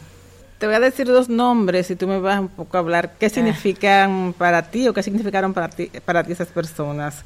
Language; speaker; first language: Spanish; native; Spanish